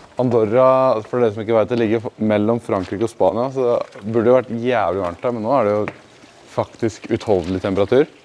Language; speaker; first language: Norwegian; native; Norwegian